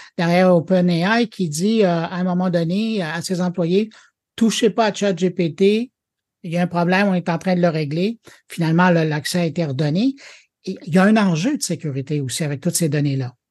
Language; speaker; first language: French; native; French